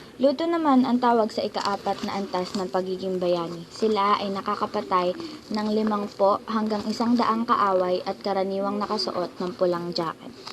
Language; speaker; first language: Filipino; native; Filipino